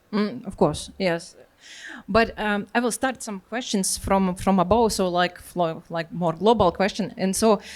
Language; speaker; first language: English; non-native, learner; Latvian